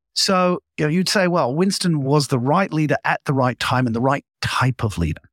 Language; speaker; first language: English; native; English